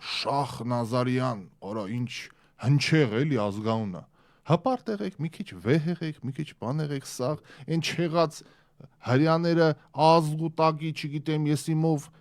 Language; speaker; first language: Armenian; early bilingual, heritage; Armenian